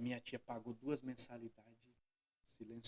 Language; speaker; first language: Portuguese; native; Portuguese